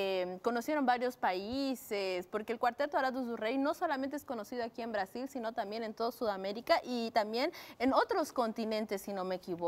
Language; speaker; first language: Spanish; native; Spanish